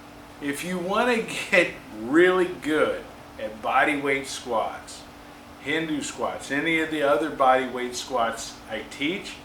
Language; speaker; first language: English; native; English